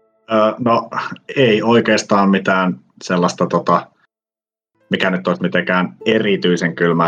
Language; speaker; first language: Finnish; native; Finnish